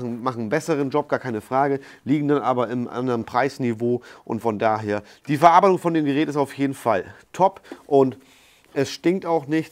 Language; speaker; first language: German; native; German